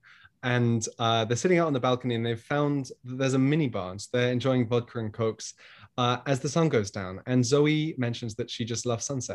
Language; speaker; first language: English; native; English